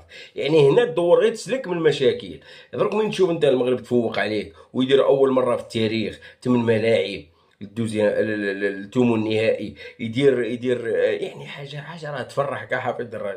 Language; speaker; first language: Arabic; native; Arabic